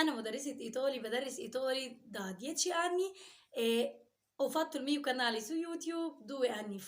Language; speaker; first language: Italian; non-native, fluent; Arabic